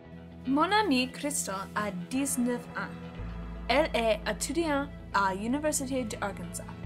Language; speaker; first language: French; non-native, learner; English